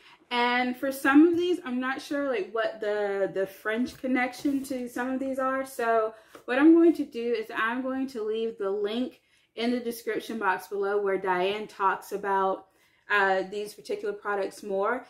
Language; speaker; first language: English; native; English